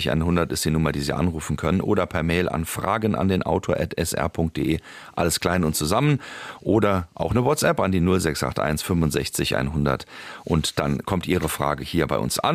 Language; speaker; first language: German; native; German